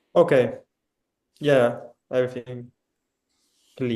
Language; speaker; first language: English; non-native, fluent; Italian